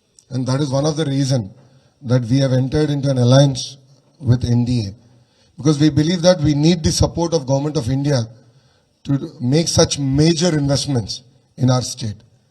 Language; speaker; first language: English; non-native, local second language; Telugu